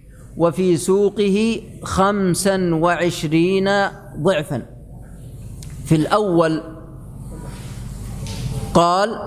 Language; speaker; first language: Arabic; native; Arabic